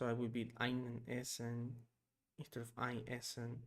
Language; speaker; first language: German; non-native, learner; Spanish